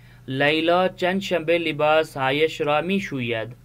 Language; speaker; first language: Persian; non-native, fluent; Urdu